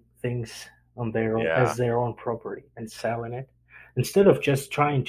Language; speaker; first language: English; non-native, fluent; Ukrainian